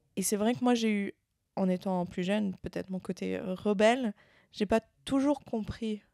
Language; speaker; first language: French; native; French